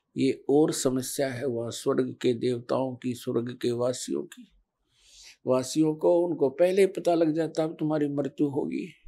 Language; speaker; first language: Hindi; native; Hindi